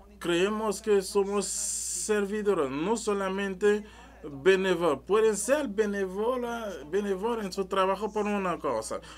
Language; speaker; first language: Spanish; non-native, learner; French